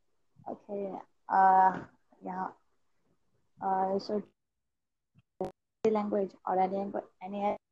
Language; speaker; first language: English; non-native, learner; Gujarati